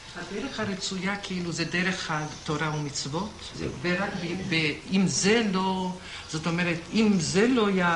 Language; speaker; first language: Hebrew; non-native, fluent; French